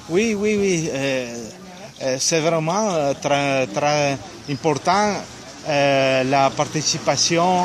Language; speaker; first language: French; non-native, learner; Italian